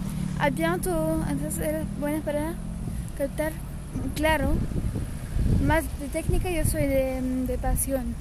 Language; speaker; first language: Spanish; non-native, fluent; Bulgarian